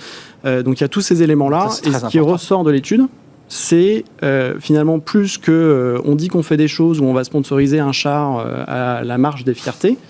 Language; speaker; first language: French; native; French